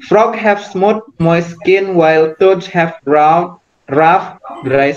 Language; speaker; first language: English; non-native, fluent; Indonesian